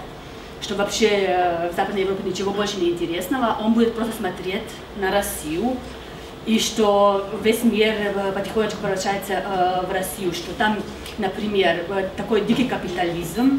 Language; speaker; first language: Russian; non-native, fluent; Slovenian